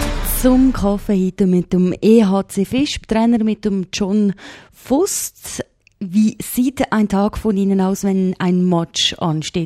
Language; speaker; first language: German; native; German